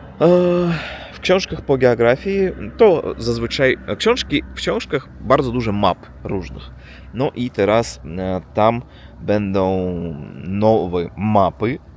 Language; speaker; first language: Polish; non-native, learner; Russian